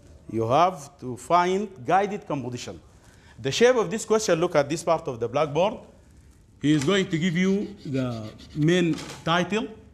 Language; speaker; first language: English; non-native, fluent; Arabic